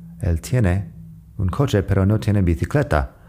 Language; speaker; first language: Spanish; non-native, fluent; English